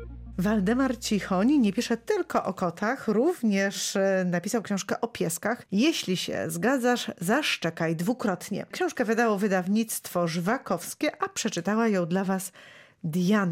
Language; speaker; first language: Polish; native; Polish